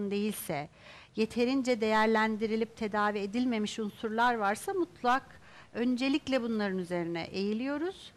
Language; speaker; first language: Turkish; native; Turkish